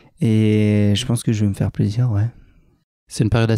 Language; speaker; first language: French; native; French